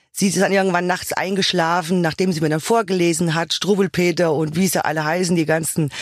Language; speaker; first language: German; native; German